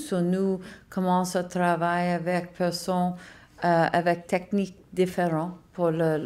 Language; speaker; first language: French; non-native, learner; English